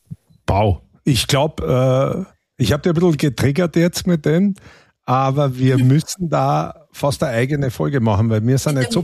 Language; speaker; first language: German; native; German